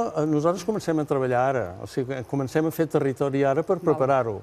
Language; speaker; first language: Catalan; native; Catalan